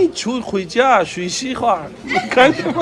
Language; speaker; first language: Chinese; non-native, learner; Urdu